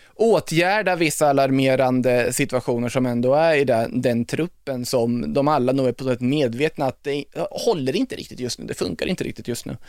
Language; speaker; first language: Swedish; native; Swedish